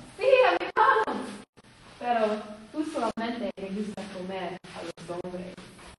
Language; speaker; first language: Spanish; non-native, learner; English